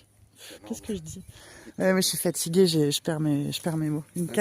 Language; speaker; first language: French; native; French